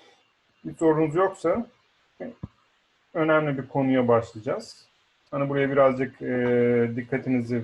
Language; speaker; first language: Turkish; native; Turkish